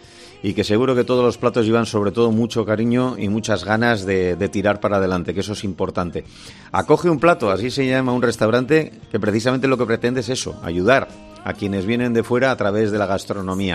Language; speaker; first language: Spanish; native; Spanish